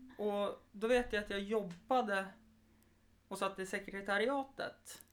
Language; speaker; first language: Swedish; native; Swedish